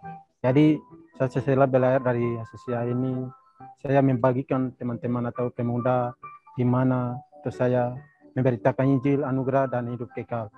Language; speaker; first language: Indonesian; non-native, local second language; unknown